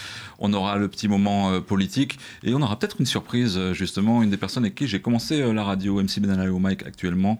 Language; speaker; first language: French; native; French